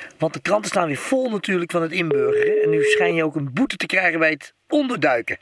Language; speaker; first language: Dutch; native; Dutch